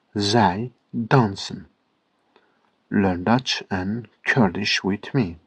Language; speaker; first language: Dutch; non-native, learner; Kurdish